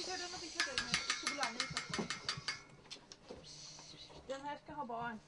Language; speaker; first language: Swedish; non-native, fluent; Hindi